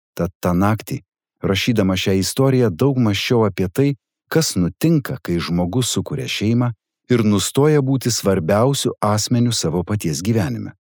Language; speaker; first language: Lithuanian; native; Lithuanian